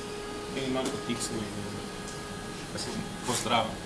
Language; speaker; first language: Bulgarian; non-native, learner; Italian